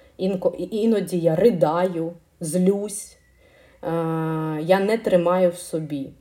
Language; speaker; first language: Ukrainian; non-native, local second language; Russian